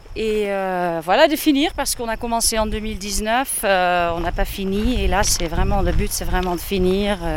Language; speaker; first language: French; non-native, fluent; Dutch